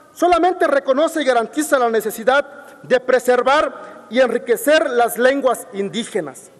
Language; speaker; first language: Spanish; non-native, local second language; Zapotec